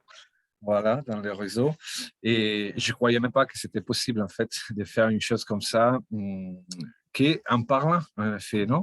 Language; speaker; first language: French; non-native, fluent; Portuguese